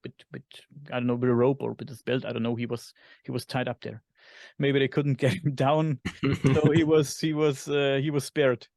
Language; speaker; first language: English; non-native, fluent; German